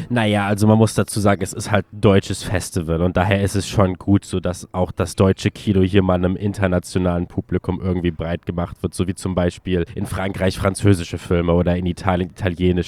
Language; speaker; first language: German; native; German